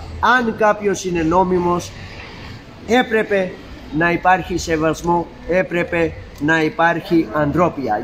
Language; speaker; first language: Greek; non-native, learner; Urdu